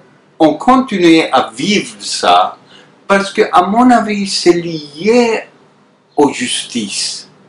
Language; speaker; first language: French; non-native, fluent; Arabic